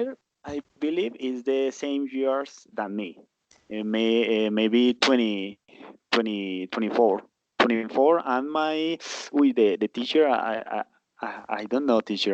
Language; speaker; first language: English; non-native, learner; Spanish